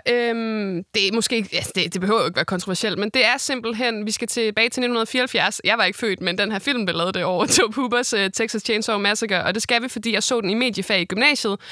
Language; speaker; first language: Danish; native; Danish